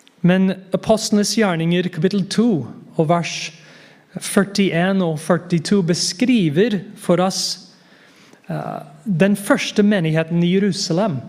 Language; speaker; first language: Norwegian; non-native, fluent; English